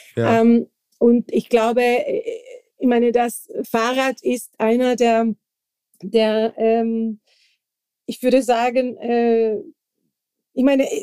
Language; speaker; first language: German; non-native, fluent; Spanish